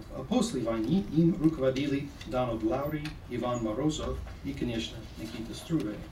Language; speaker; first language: Russian; non-native, fluent; English